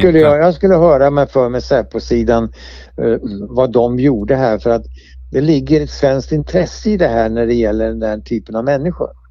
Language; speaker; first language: Swedish; native; Swedish